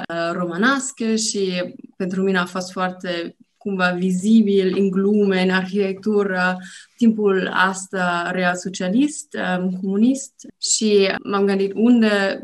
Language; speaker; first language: Romanian; non-native, learner; German